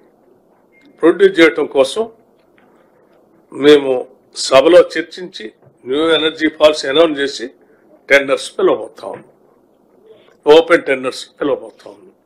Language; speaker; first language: Telugu; native; Telugu